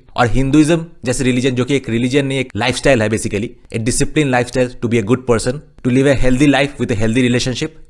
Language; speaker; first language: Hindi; non-native, local second language; Bangla